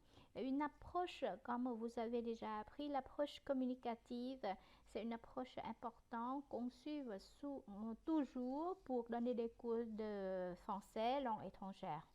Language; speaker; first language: French; non-native, fluent; Vietnamese